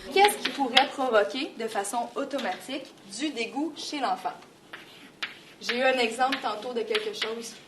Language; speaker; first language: French; native; French